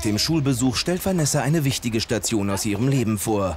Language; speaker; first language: German; native; German